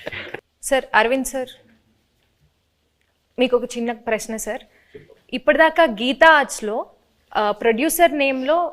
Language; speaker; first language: Telugu; native; Telugu